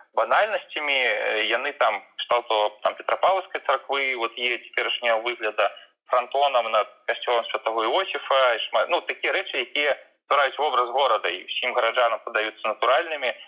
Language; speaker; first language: Belarusian; non-native, local second language; Russian